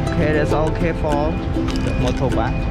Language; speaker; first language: English; non-native, learner; Khmer